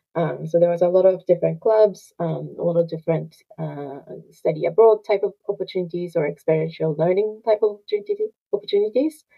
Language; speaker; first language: English; non-native, fluent; Japanese